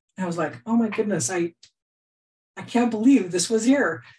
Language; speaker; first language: English; native; English